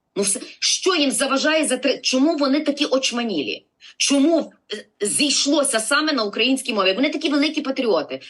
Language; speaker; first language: Ukrainian; native; Ukrainian